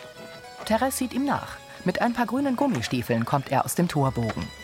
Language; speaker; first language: German; native; German